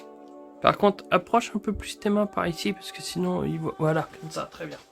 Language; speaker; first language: French; native; French